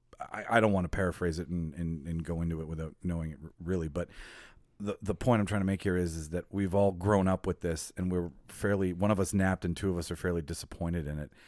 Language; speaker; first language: English; native; English